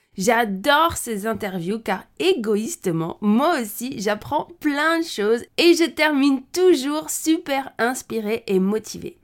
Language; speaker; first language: French; native; French